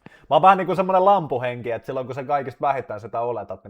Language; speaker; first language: Finnish; native; Finnish